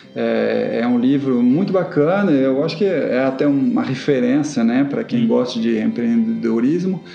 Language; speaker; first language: Portuguese; non-native, fluent; French